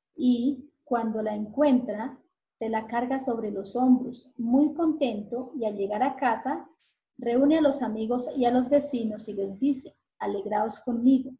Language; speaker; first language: Spanish; native; Spanish